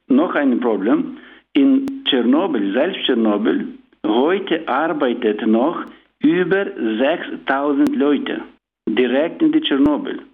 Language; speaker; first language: German; non-native, learner; Ukrainian